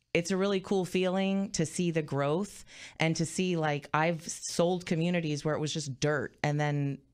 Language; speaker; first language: English; native; English